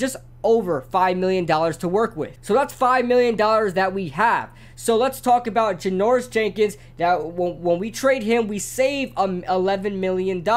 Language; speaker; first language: English; native; English